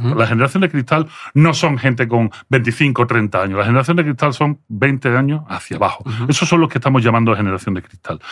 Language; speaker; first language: Spanish; early bilingual, other home language; French